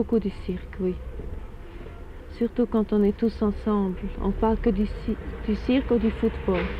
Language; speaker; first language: French; non-native, fluent; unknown